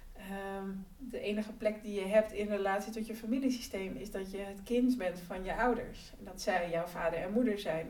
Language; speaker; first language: Dutch; early bilingual, other home language; Spanish